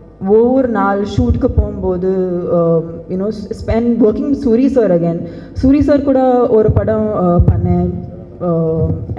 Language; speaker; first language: Tamil; non-native, fluent; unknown